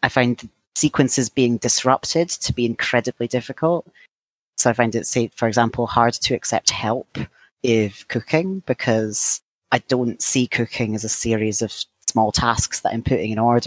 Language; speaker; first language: English; native; English